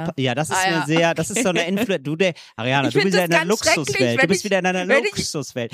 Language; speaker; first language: German; native; German